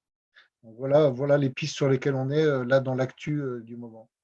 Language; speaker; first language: French; native; French